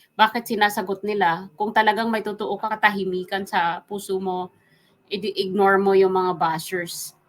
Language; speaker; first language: Filipino; non-native, local second language; Waray